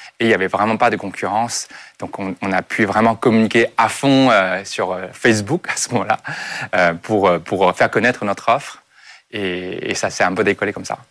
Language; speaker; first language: French; non-native, fluent; Chinese